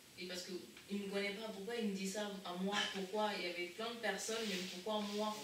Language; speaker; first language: French; early bilingual, other home language; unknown